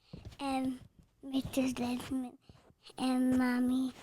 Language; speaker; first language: English; native; English